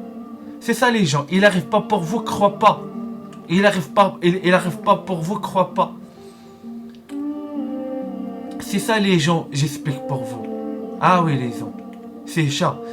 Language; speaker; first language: French; non-native, learner; Arabic